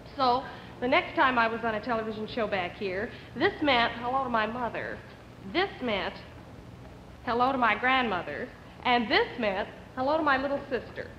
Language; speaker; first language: English; native; English